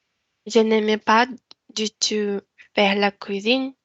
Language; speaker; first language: French; non-native, learner; Portuguese